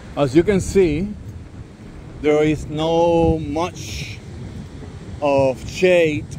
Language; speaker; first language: English; non-native, local second language; Spanish